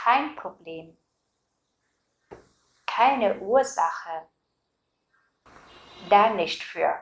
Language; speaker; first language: German; non-native, fluent; Vietnamese